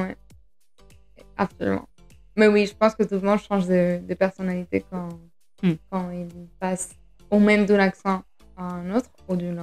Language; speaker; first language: French; non-native, fluent; Spanish